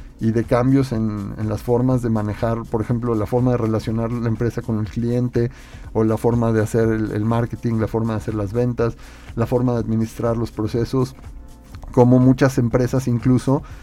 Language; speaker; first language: Spanish; native; Spanish